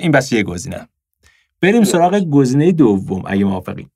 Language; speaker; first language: Persian; native; Persian